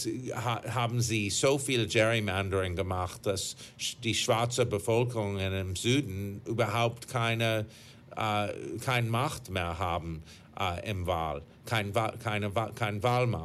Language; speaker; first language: German; non-native, fluent; English